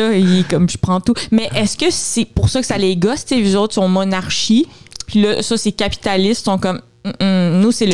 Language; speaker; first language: French; native; French